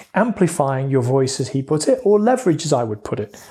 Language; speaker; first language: English; native; English